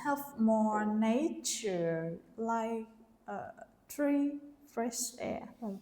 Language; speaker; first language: English; non-native, learner; Vietnamese